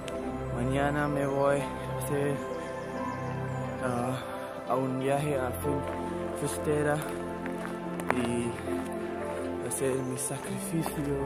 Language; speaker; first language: Spanish; non-native, learner; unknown